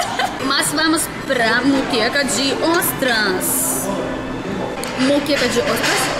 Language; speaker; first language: Portuguese; non-native, learner; Russian